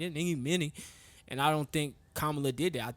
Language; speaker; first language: English; native; English